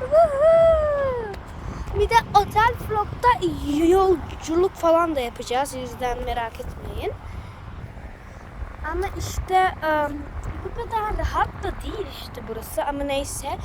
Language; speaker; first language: Turkish; early bilingual, heritage; Turkish